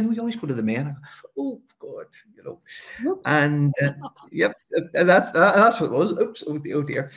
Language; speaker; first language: English; native; English